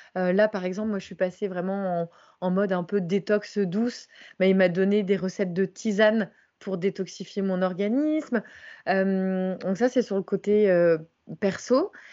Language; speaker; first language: French; native; French